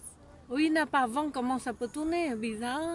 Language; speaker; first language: French; non-native, fluent; Vietnamese